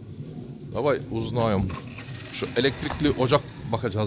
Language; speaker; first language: Russian; non-native, learner; Turkish